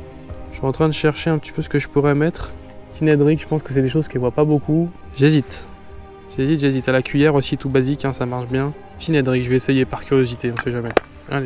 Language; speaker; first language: French; native; French